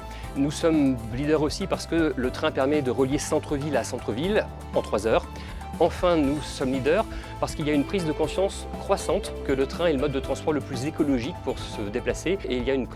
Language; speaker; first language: French; native; French